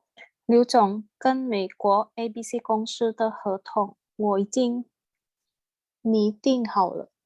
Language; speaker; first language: Chinese; non-native, learner; Indonesian